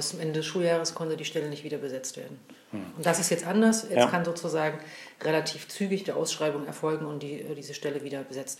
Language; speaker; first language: German; native; German